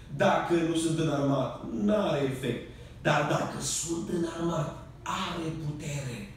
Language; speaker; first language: Romanian; native; Romanian